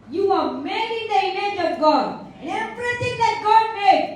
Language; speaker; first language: English; non-native, local second language; Tamil